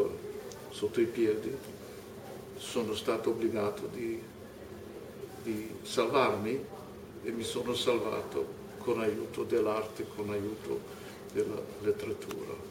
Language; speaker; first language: Italian; non-native, fluent; German